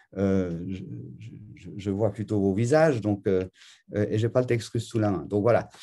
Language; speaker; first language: French; native; French